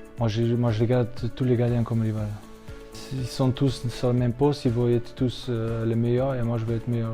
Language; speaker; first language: French; non-native, fluent; Slovenian